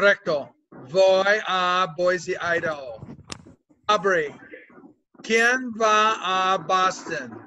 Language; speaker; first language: Spanish; non-native, fluent; English